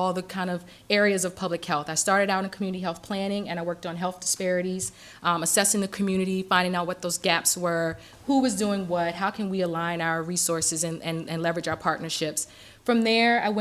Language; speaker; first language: English; native; English